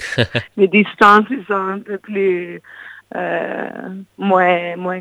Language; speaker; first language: French; non-native, fluent; English